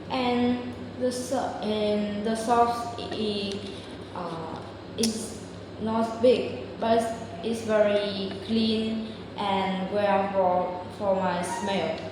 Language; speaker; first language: English; non-native, learner; Vietnamese